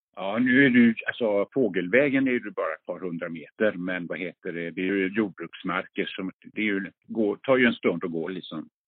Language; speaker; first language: Swedish; early bilingual, other home language; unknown